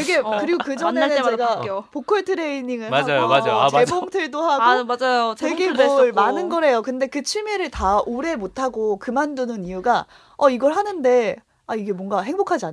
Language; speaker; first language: Korean; native; Korean